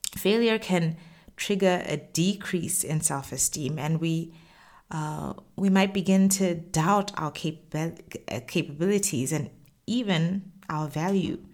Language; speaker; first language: English; non-native, local second language; Tswana